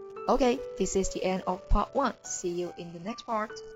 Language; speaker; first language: English; non-native, fluent; Chinese